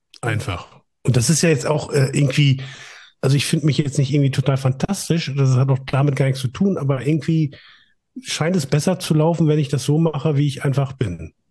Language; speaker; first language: German; native; German